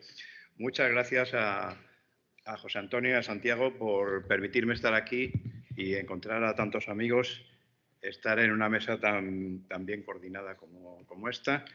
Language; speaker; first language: Spanish; native; Spanish